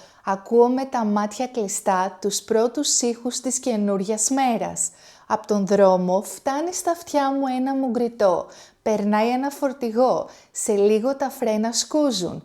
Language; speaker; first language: Greek; native; Greek